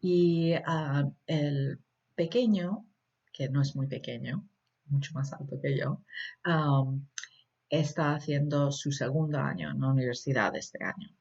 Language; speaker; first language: Spanish; early bilingual, heritage; Spanish